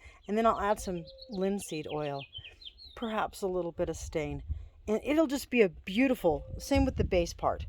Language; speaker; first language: English; native; English